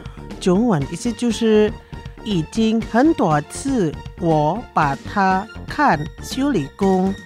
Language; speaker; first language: Chinese; early bilingual, heritage; Chinese